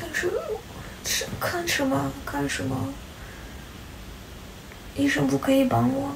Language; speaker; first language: Chinese; non-native, learner; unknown